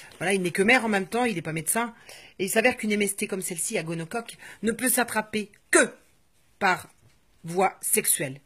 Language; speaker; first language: French; native; French